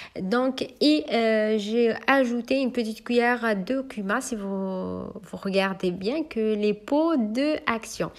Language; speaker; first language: French; non-native, local second language; Arabic